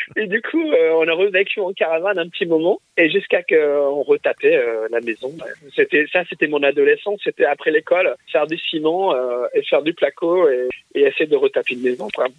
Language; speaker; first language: French; early bilingual, other home language; English